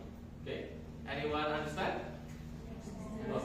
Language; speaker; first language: English; non-native, fluent; Indonesian